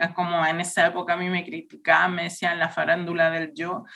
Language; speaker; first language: Spanish; native; Spanish